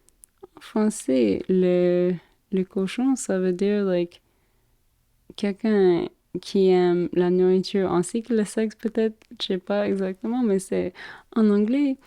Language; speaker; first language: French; non-native, learner; English